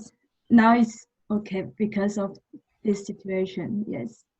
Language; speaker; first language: English; non-native, learner; Chinese